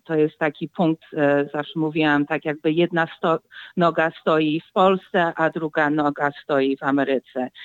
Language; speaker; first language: Polish; early bilingual, heritage; Polish